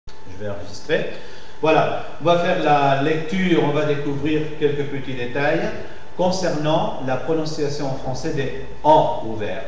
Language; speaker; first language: French; non-native, fluent; Spanish